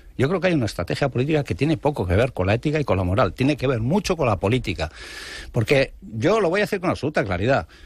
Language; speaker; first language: Spanish; non-native, local second language; Basque